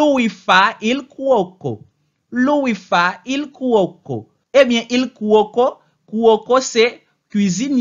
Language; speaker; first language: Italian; non-native, learner; Haitian Creole